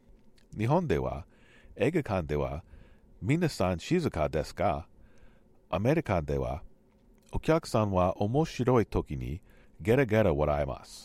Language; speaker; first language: Japanese; non-native, learner; English